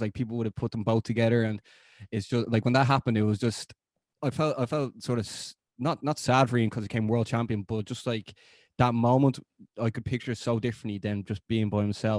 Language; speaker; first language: English; native; English